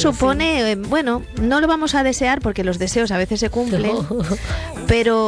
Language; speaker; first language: Spanish; native; Spanish